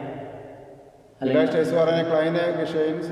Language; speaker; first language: German; non-native, learner; Malayalam